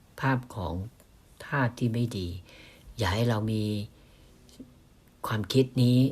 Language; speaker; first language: Thai; native; Thai